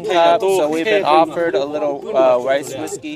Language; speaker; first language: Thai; non-native, learner; English